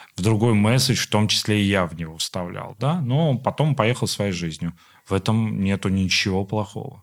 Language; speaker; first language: Russian; non-native, local second language; Armenian